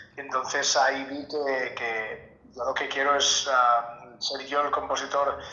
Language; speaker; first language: Spanish; native; Spanish